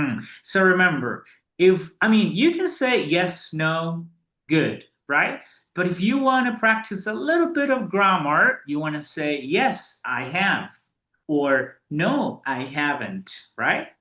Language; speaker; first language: English; non-native, fluent; Spanish